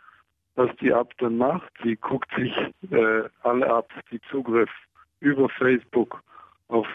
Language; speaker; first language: German; non-native, fluent; Hebrew